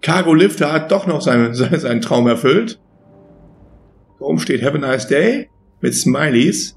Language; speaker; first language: German; native; German